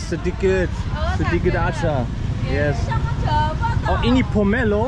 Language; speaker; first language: Indonesian; non-native, learner; German